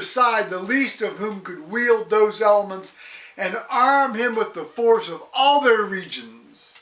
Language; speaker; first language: English; native; English